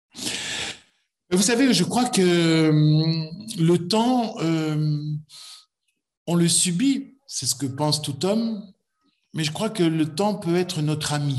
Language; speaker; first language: French; native; French